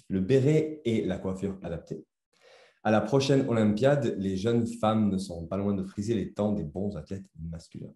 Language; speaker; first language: French; native; French